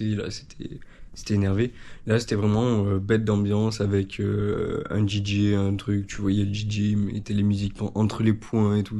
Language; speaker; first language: French; native; French